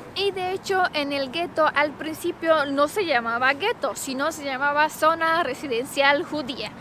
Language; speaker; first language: Spanish; non-native, fluent; Romanian